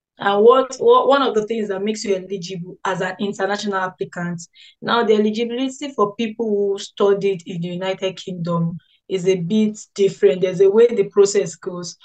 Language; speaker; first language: English; non-native, local second language; Yoruba